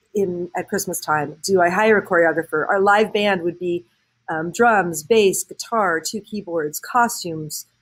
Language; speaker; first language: English; native; English